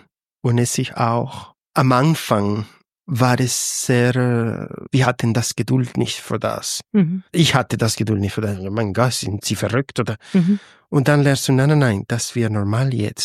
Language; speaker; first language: German; non-native, fluent; Spanish